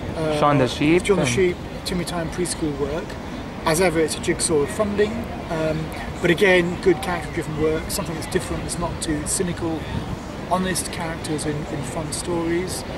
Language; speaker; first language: English; native; English